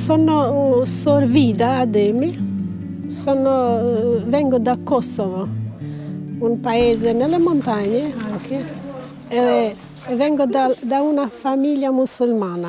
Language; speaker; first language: Italian; non-native, learner; Albanian